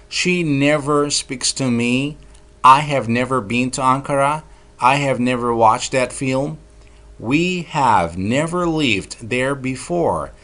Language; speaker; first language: English; non-native, fluent; Turkish